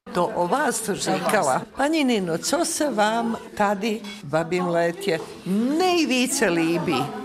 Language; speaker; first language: Czech; native; Czech